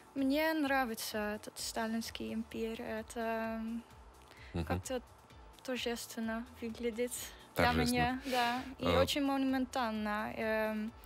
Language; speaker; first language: Russian; non-native, learner; Dutch